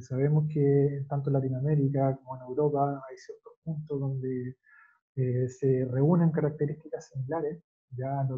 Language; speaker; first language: Spanish; native; Spanish